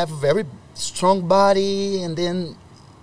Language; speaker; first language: English; non-native, learner; Portuguese